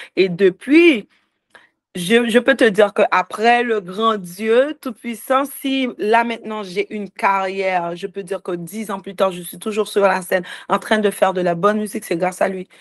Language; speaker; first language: French; native; French